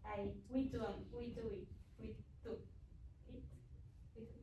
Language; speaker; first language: English; non-native, learner; Spanish